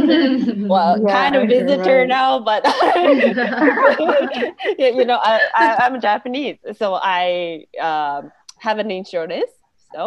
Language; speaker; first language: English; non-native, fluent; Japanese